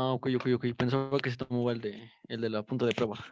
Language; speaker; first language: Spanish; native; Spanish